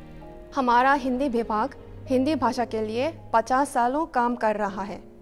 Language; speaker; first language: Hindi; non-native, learner; Korean